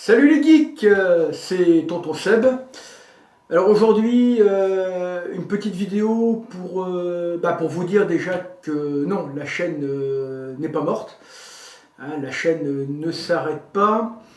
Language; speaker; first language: French; native; French